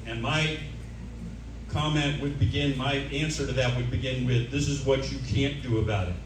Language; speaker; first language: English; native; English